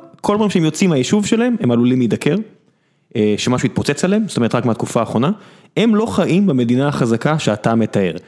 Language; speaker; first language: Hebrew; native; Hebrew